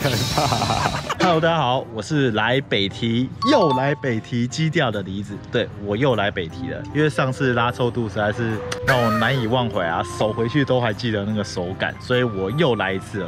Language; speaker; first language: Chinese; native; Chinese